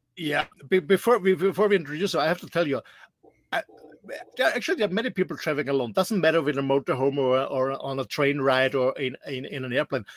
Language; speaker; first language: English; non-native, fluent; German